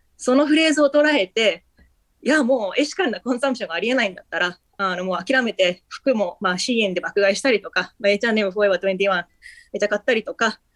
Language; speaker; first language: Japanese; early bilingual, heritage; Japanese